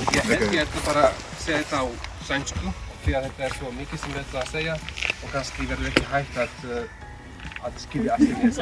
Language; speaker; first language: Icelandic; non-native, fluent; Swedish